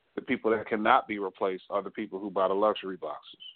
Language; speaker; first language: English; native; English